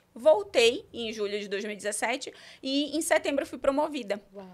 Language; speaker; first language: Portuguese; native; Portuguese